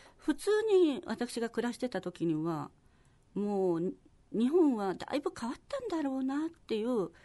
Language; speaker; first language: Japanese; native; Japanese